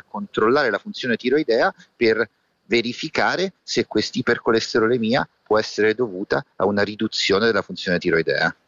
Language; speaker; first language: Italian; native; Italian